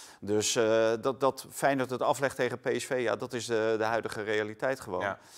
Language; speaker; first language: Dutch; native; Dutch